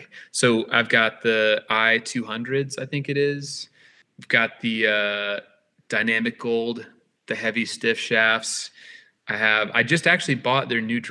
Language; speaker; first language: English; native; English